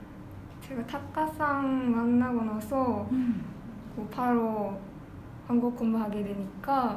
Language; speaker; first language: Korean; non-native, learner; Japanese